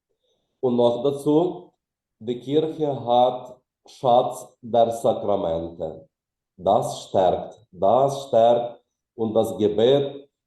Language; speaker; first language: German; non-native, fluent; Ukrainian